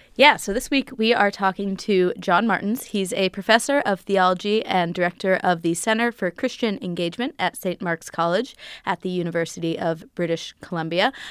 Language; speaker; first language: English; native; English